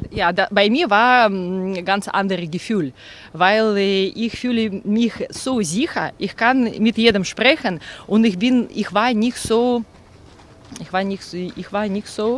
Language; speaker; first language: German; non-native, learner; Russian